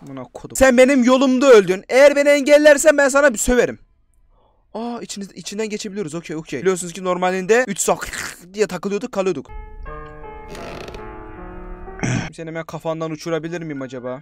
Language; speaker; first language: Turkish; native; Turkish